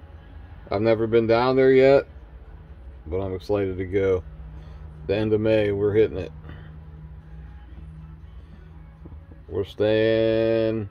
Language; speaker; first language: English; native; English